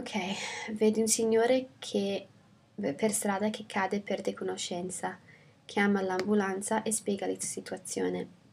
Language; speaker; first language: Italian; non-native, fluent; English